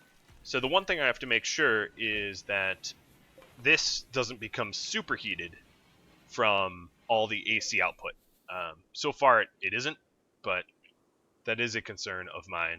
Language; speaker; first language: English; native; English